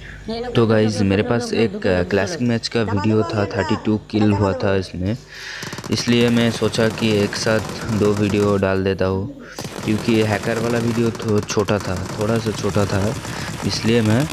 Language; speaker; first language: Hindi; non-native, local second language; Bangla